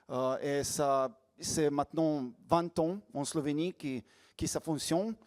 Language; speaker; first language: French; non-native, learner; Slovenian